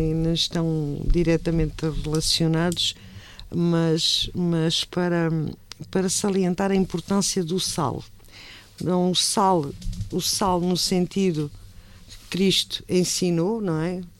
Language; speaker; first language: Portuguese; native; Portuguese